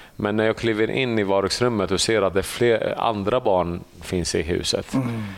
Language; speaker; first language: Swedish; early bilingual, other home language; Assyrian Neo-Aramaic